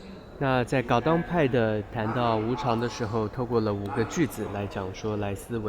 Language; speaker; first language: Chinese; native; Chinese